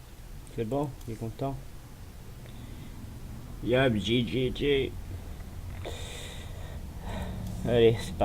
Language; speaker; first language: French; native; French